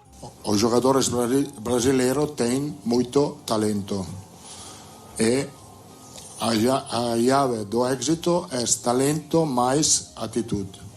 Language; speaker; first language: Portuguese; non-native, learner; Italian